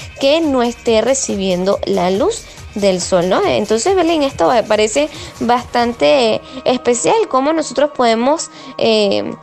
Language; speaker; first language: Spanish; native; Spanish